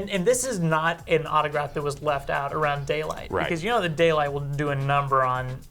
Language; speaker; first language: English; native; English